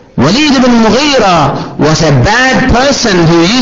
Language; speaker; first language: English; non-native, local second language; Malayalam